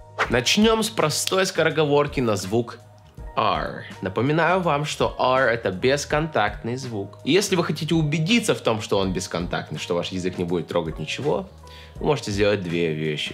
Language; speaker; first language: Russian; native; Russian